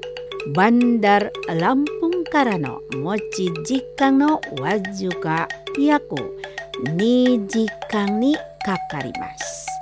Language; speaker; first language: Japanese; non-native, fluent; Indonesian